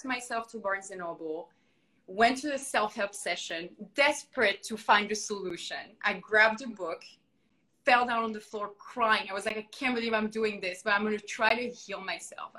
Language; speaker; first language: English; non-native, fluent; French